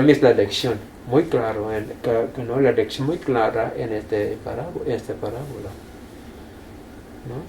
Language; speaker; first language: Spanish; non-native, fluent; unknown